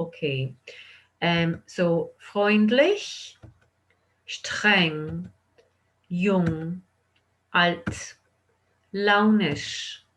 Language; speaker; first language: German; non-native, fluent; English